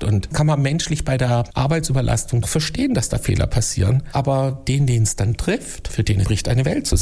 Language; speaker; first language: German; native; German